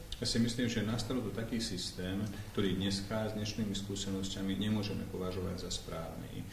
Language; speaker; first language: Slovak; non-native, local second language; Hungarian